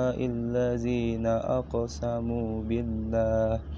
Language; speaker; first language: Arabic; non-native, learner; Indonesian